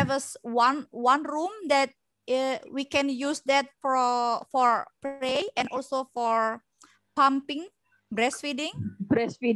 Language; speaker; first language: English; non-native, learner; Indonesian